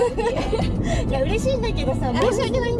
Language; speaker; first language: Japanese; native; Japanese